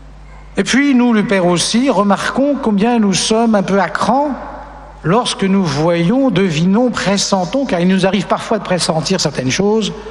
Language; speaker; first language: French; native; French